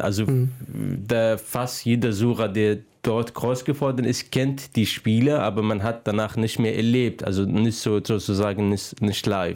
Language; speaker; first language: German; non-native, fluent; Arabic